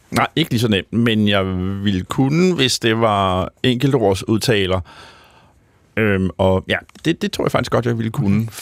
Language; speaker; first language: Danish; native; Danish